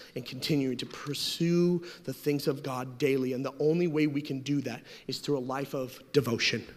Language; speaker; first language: English; native; English